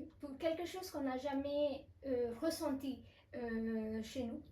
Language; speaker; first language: French; non-native, fluent; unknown